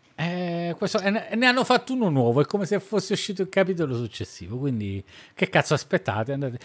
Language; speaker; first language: Italian; native; Italian